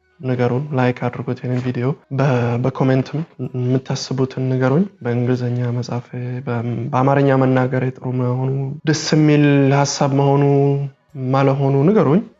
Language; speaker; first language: Amharic; early bilingual, heritage; Amharic